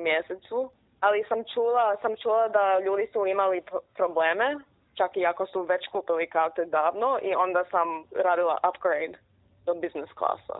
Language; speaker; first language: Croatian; early bilingual, heritage; Croatian